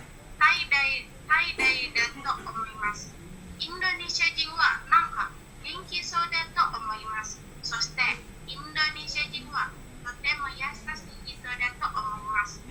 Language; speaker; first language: Japanese; non-native, learner; Indonesian